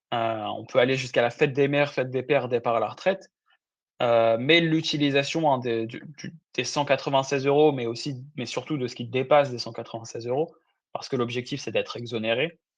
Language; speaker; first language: French; native; French